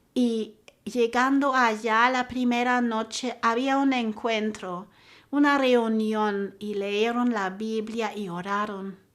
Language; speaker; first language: Spanish; non-native, fluent; German